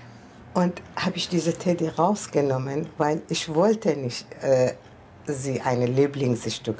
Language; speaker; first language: German; non-native, learner; Persian